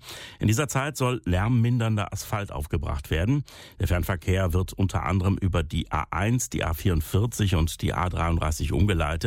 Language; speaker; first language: German; native; German